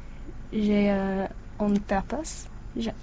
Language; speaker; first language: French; non-native, learner; English